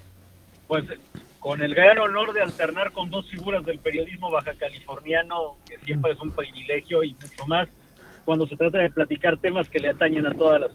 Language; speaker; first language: Spanish; native; Spanish